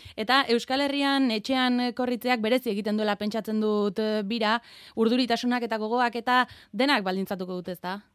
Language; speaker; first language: Basque; native; Basque